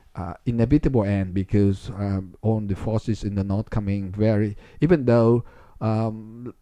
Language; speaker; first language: English; non-native, fluent; Vietnamese